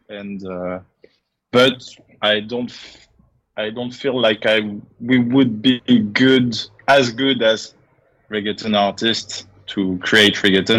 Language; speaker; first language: English; non-native, fluent; French